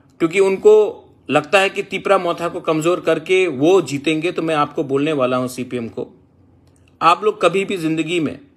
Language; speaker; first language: Hindi; non-native, local second language; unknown